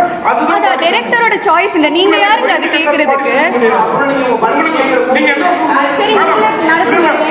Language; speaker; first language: Tamil; non-native, fluent; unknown